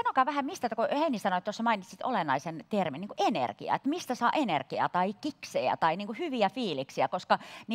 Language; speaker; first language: Finnish; native; Finnish